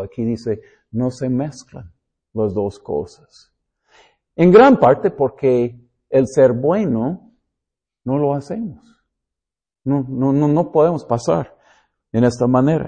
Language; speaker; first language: Spanish; non-native, fluent; English